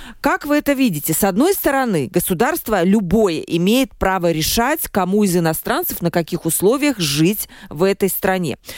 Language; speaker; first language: Russian; native; Russian